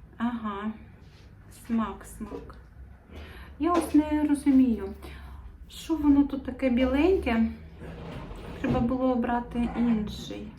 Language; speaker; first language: Ukrainian; native; Ukrainian